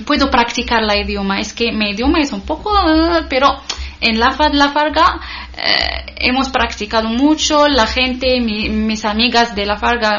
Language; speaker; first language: Spanish; non-native, learner; Arabic